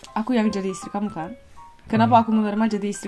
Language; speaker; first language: Indonesian; non-native, fluent; Turkish